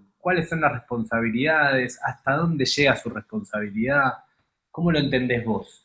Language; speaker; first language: Spanish; native; Spanish